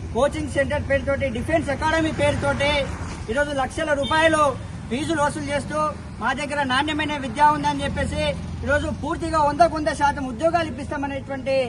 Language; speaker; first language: Telugu; native; Telugu